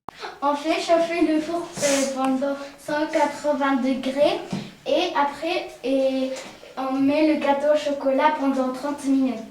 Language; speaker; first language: French; non-native, learner; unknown